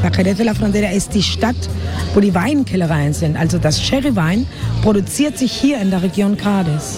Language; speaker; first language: German; non-native, fluent; Spanish